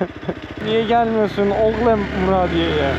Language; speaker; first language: Turkish; native; Turkish